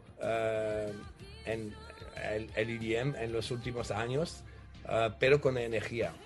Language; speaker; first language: Spanish; non-native, fluent; French